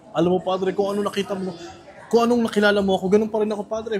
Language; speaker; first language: Filipino; native; Filipino